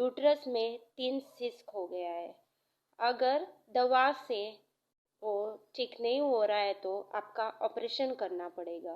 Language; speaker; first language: Hindi; non-native, local second language; Konkani